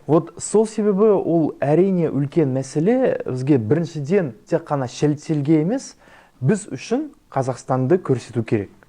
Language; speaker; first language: Kazakh; non-native, local second language; Russian